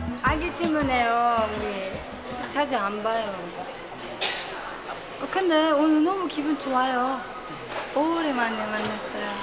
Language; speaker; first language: Korean; non-native, learner; Uzbek